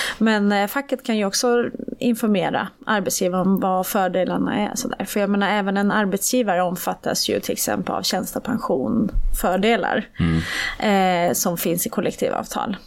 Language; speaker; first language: Swedish; early bilingual, other home language; Persian